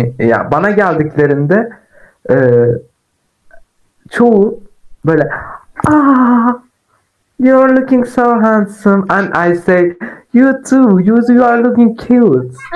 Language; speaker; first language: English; non-native, learner; Turkish